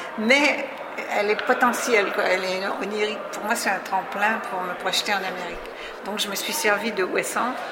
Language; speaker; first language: French; native; French